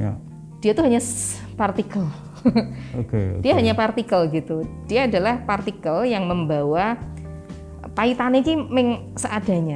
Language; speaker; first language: Indonesian; native; Indonesian